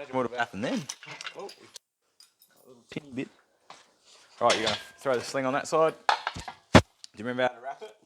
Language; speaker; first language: English; native; English